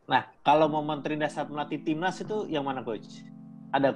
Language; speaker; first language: Indonesian; native; Indonesian